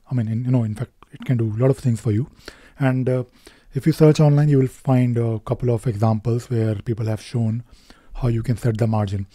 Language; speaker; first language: English; non-native, local second language; Hindi